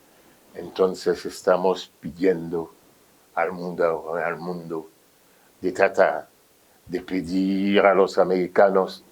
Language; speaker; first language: Spanish; non-native, fluent; French